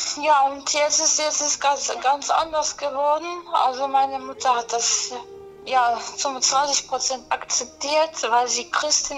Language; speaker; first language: German; early bilingual, other home language; Polish